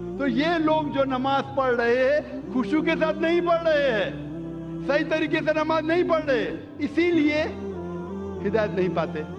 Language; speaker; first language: Urdu; non-native, local second language; English